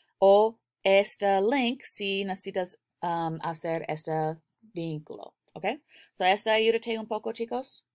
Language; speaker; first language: Spanish; non-native, learner; English